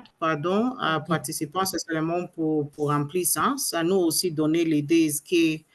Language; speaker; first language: French; non-native, learner; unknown